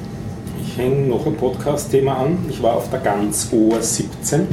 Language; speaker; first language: German; native; German